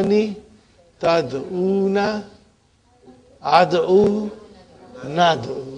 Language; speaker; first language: Arabic; non-native, fluent; Urdu